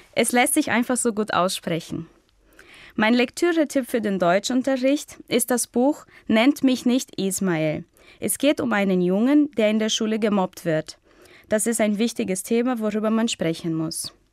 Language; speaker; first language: German; non-native, fluent; Portuguese